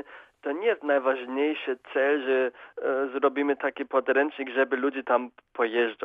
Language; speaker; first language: Polish; non-native, fluent; German